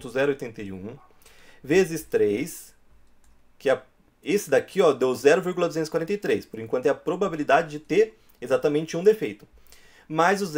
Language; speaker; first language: Portuguese; native; Portuguese